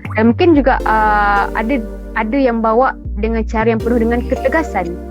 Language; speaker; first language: Malay; native; Malay